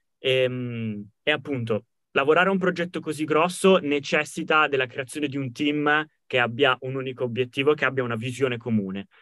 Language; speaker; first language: Italian; native; Italian